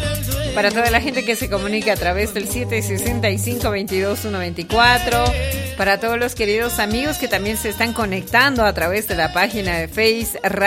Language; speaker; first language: Spanish; native; Spanish